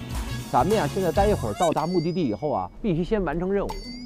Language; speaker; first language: Chinese; native; Chinese